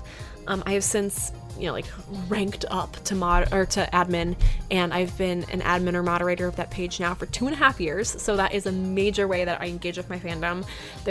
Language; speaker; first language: English; native; English